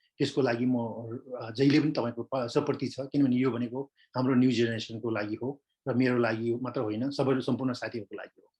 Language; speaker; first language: Nepali; non-native, local second language; Sherpa